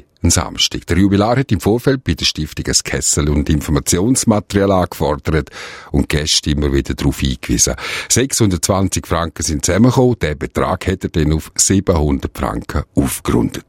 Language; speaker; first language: German; native; German